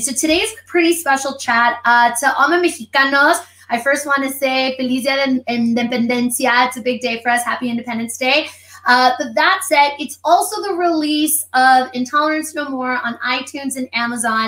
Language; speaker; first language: English; early bilingual, other home language; Spanish